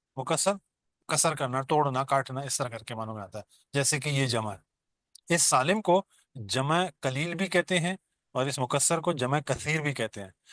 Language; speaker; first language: Urdu; non-native, local second language; Baluchi